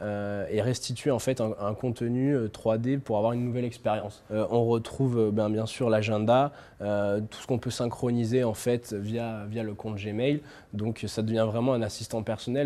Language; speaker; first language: French; native; French